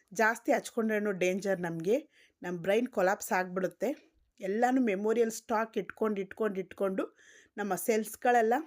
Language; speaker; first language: Kannada; non-native, local second language; Tamil